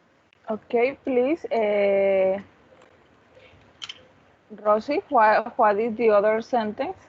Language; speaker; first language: English; non-native, learner; Spanish